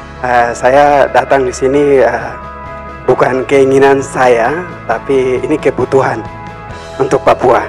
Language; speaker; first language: Indonesian; non-native, local second language; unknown